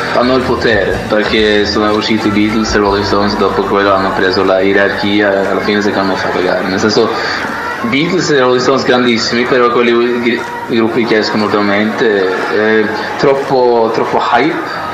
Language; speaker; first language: Italian; non-native, fluent; Norwegian